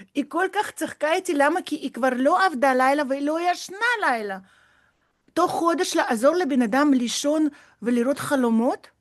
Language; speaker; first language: Hebrew; non-native, fluent; Russian